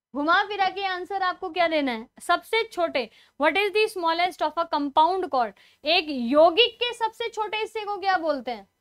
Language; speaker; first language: Hindi; native; Hindi